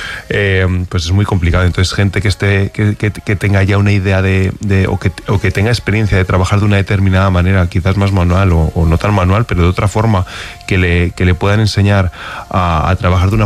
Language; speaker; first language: Spanish; native; Spanish